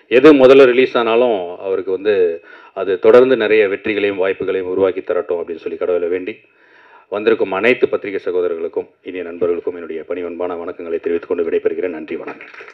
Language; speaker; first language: Tamil; native; Tamil